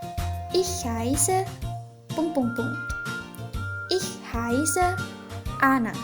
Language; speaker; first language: German; non-native, fluent; Indonesian